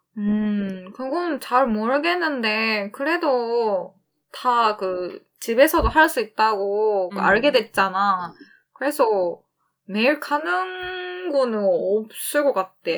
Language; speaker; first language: Korean; non-native, fluent; Japanese